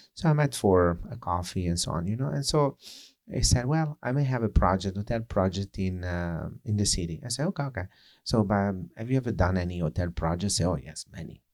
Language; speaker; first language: English; non-native, fluent; Italian